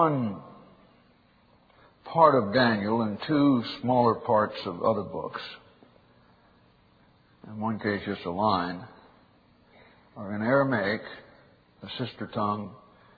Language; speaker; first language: English; native; English